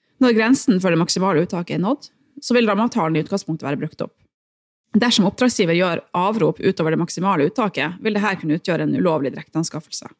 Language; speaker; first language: Norwegian; native; Norwegian